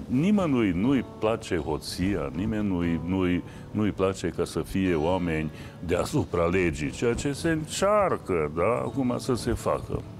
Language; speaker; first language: Romanian; non-native, local second language; Hungarian